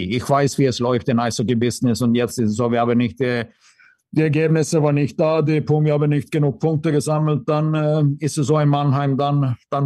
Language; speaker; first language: German; non-native, fluent; Swedish